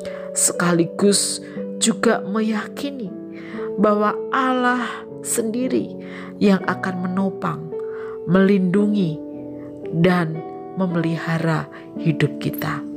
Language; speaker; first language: Indonesian; native; Indonesian